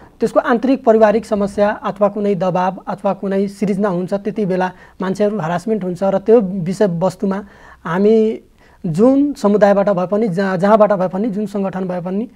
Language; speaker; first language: Nepali; non-native, local second language; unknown